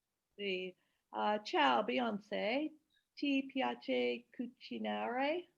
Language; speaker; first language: Italian; non-native, learner; English